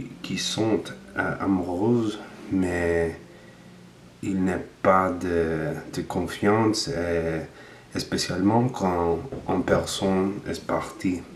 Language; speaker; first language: French; non-native, learner; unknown